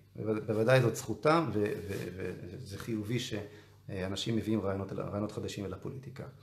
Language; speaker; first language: Hebrew; native; Hebrew